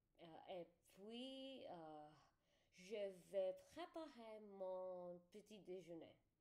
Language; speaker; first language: French; non-native, learner; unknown